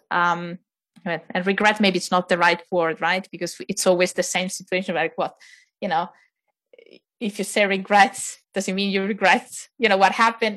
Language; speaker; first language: English; non-native, fluent; Italian